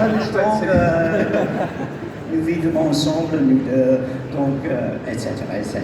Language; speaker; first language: French; non-native, learner; English